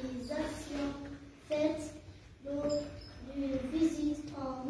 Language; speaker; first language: French; non-native, learner; Arabic